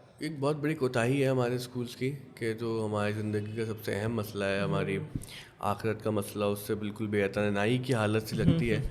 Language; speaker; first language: Urdu; native; Urdu